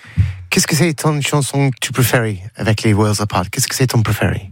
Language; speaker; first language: French; non-native, learner; English